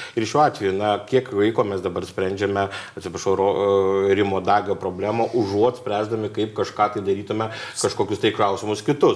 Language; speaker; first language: Lithuanian; native; Lithuanian